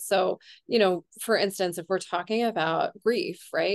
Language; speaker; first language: English; native; English